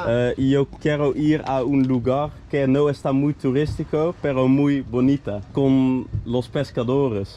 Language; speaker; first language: Spanish; non-native, learner; Dutch